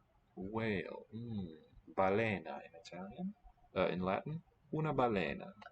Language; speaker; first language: Italian; non-native, learner; English